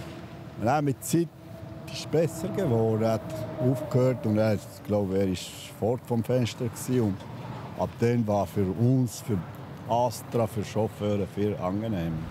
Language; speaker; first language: German; non-native, learner; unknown